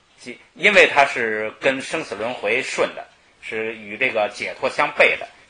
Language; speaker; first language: Chinese; native; Chinese